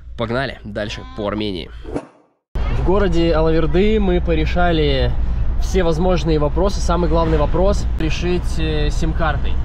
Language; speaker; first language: Russian; native; Russian